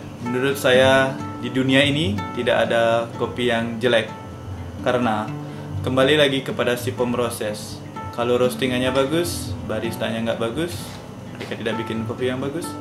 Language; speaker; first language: Indonesian; non-native, local second language; Balinese